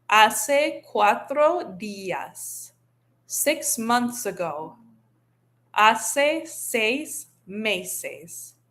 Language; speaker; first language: Spanish; non-native, fluent; English